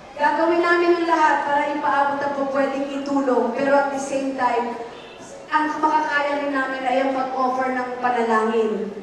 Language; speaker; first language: Filipino; native; Filipino